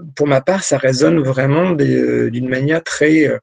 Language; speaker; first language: French; native; French